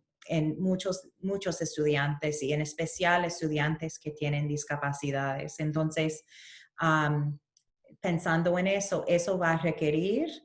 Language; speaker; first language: Spanish; early bilingual, heritage; Spanish